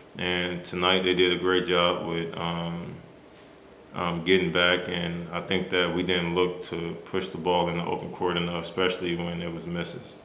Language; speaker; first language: English; native; English